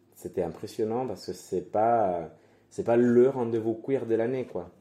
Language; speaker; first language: French; non-native, fluent; Spanish